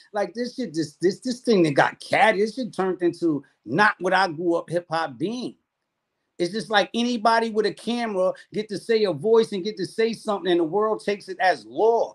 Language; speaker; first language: English; native; English